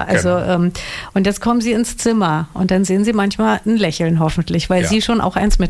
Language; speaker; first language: German; native; German